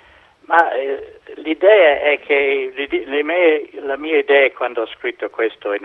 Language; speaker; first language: Italian; non-native, fluent; English